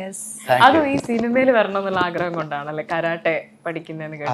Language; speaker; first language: Malayalam; native; Malayalam